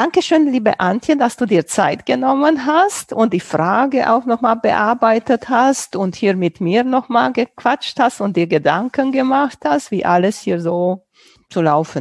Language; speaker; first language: German; non-native, local second language; Romanian